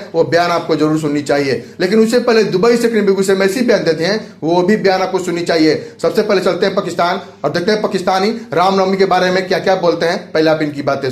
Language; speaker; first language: Hindi; native; Hindi